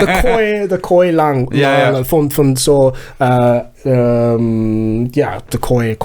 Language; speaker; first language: German; non-native, learner; Zulu